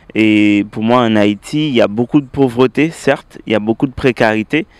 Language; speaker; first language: French; native; French